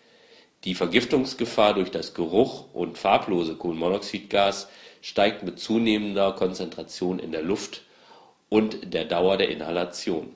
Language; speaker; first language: German; native; German